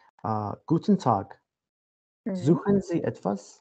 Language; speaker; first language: German; non-native, learner; Azerbaijani